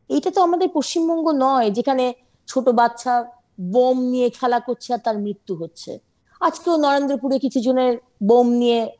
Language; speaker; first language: Bangla; native; Bangla